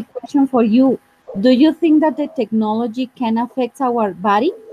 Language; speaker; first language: English; non-native, fluent; Spanish